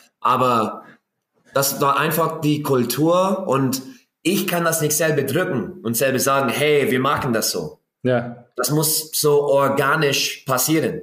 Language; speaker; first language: German; non-native, learner; English